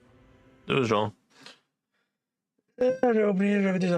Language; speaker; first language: French; native; French